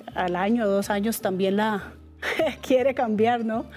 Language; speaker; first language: Spanish; native; Spanish